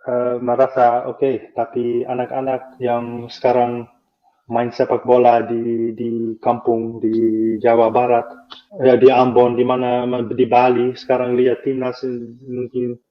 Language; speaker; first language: Indonesian; non-native, fluent; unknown